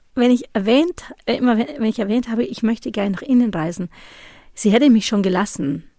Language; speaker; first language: German; native; German